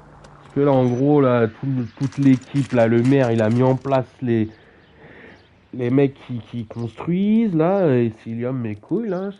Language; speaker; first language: French; native; French